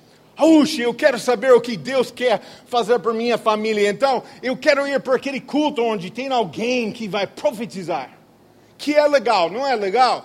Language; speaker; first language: Portuguese; non-native, fluent; English